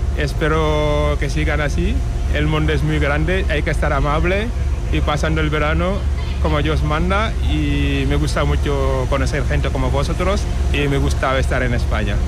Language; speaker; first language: Spanish; non-native, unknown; Wolof